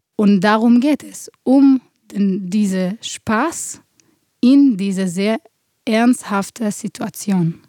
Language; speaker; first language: German; non-native, fluent; Hebrew